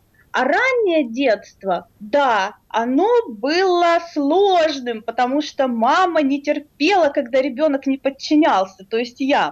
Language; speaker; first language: Russian; native; Russian